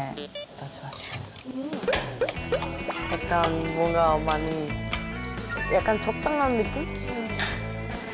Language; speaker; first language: Korean; non-native, fluent; Portuguese